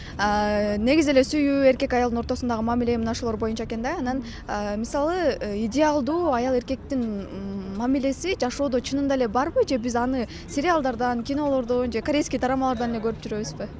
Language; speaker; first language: Kyrgyz; native; Kyrgyz